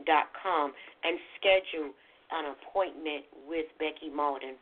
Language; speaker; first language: English; native; English